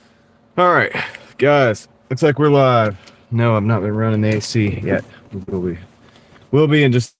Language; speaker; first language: English; native; English